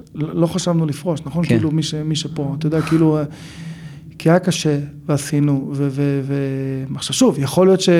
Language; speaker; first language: Hebrew; native; Hebrew